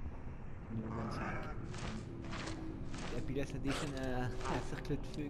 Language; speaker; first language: French; native; French